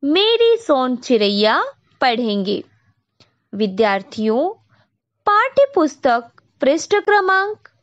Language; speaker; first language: Hindi; non-native, local second language; Marathi